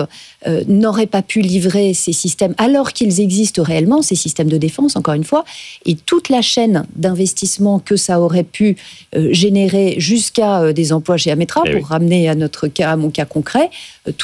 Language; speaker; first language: French; native; French